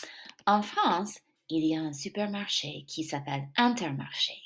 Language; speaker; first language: French; non-native, fluent; English